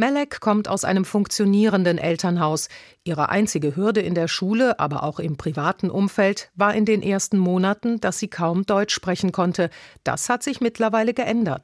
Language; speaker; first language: German; native; German